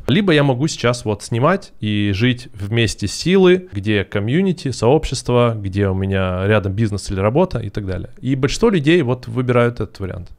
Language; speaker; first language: Russian; native; Russian